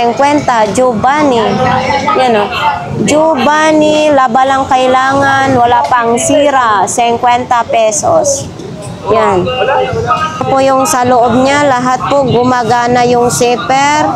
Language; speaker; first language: Filipino; native; Filipino